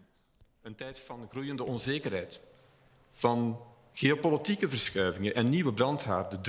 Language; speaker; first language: Dutch; native; Dutch